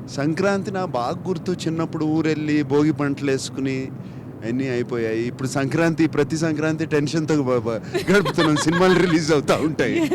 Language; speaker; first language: Telugu; native; Telugu